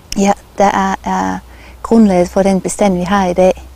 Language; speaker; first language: Danish; non-native, local second language; Faroese